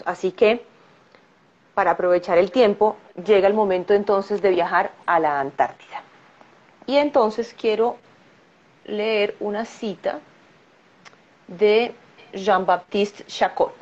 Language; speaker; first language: Spanish; native; Spanish